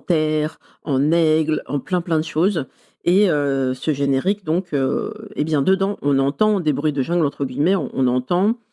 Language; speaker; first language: French; native; French